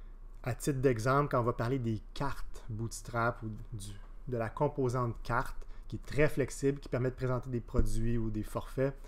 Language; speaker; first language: French; native; French